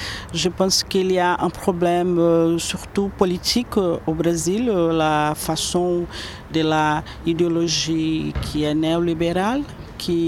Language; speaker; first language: French; non-native, learner; Portuguese